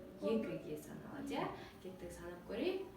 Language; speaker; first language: Kazakh; native; Kazakh